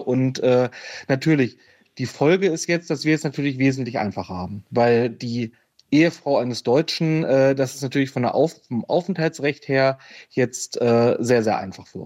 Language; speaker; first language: German; native; German